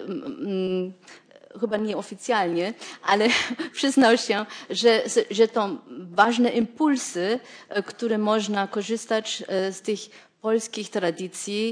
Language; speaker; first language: Polish; non-native, fluent; German